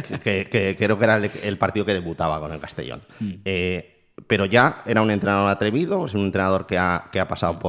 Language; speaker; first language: Spanish; native; Spanish